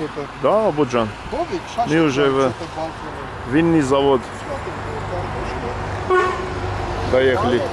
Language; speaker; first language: Russian; non-native, learner; Armenian